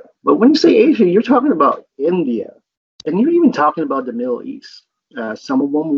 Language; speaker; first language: English; non-native, local second language; Filipino